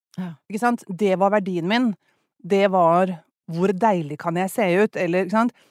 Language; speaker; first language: Norwegian; native; Norwegian